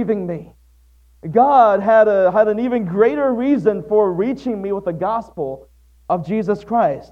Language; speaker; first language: English; native; English